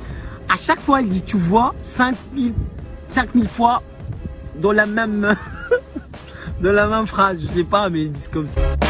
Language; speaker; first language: French; non-native, fluent; Arabic